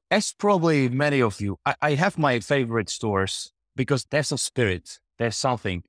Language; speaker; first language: English; non-native, fluent; Czech